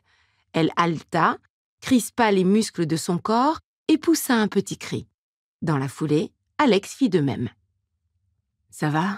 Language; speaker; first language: French; native; French